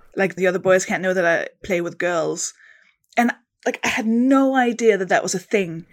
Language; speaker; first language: English; non-native, fluent; Danish